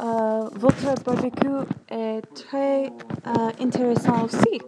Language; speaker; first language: French; non-native, learner; English